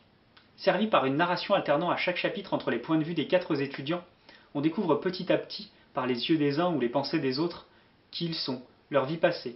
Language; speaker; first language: French; native; French